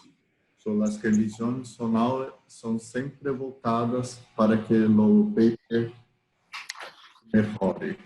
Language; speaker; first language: Spanish; non-native, learner; Portuguese